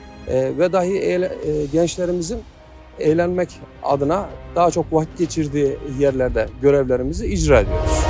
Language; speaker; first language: Turkish; native; Turkish